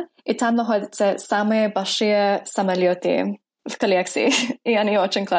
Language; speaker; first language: Russian; non-native, fluent; English